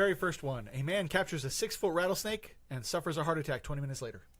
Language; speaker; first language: English; native; English